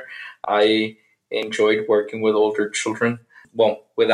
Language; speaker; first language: English; native; English